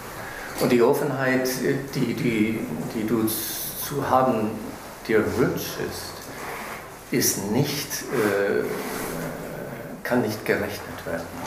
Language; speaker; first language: German; non-native, fluent; English